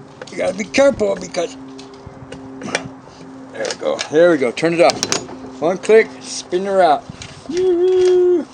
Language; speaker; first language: English; native; English